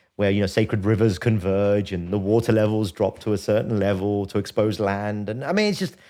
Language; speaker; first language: English; native; English